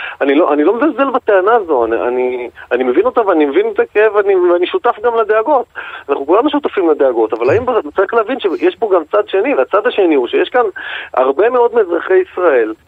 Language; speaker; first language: Hebrew; native; Hebrew